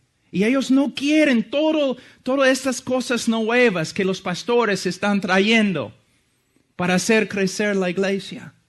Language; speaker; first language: Spanish; non-native, fluent; English